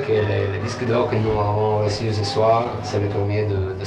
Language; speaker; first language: French; non-native, learner; Italian